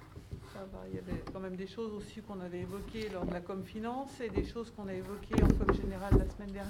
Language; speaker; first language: French; native; French